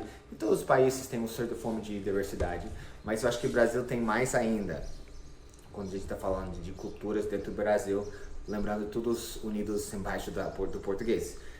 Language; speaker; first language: Portuguese; non-native, fluent; English